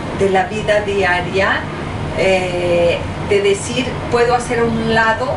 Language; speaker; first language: Spanish; native; Spanish